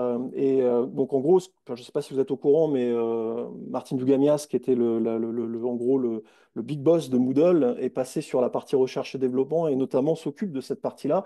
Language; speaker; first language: French; native; French